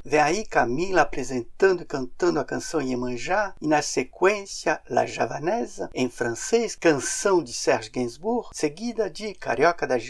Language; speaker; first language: Portuguese; non-native, fluent; French